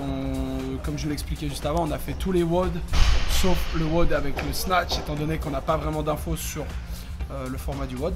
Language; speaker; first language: French; native; French